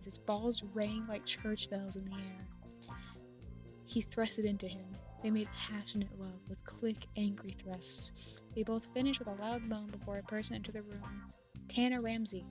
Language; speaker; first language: English; native; English